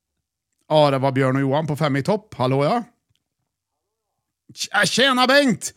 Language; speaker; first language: Swedish; native; Swedish